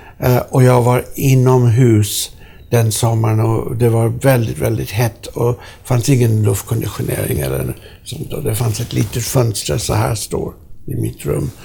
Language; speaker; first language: Swedish; non-native, fluent; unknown